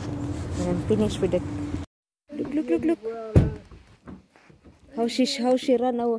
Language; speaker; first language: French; non-native, learner; Cebuano